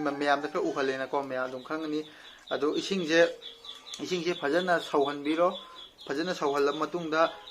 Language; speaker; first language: Manipuri; non-native, local second language; Rongmei Naga